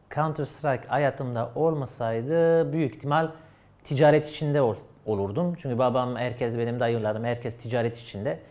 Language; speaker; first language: Turkish; non-native, fluent; French